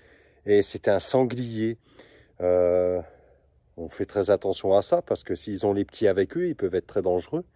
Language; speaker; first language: French; native; French